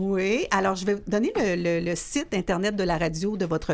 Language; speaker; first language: French; native; French